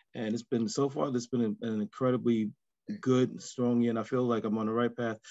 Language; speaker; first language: English; native; English